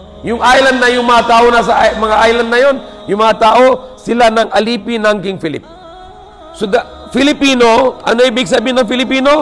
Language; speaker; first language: Filipino; non-native, fluent; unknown